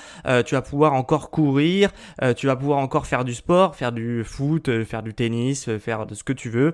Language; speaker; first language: French; native; French